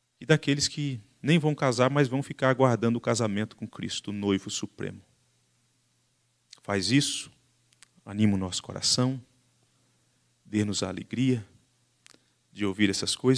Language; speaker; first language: Portuguese; native; Portuguese